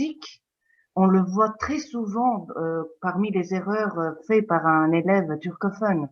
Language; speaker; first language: French; non-native, fluent; Turkish